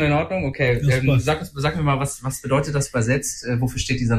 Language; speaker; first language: German; native; German